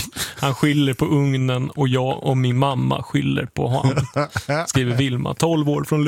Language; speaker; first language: Swedish; native; Swedish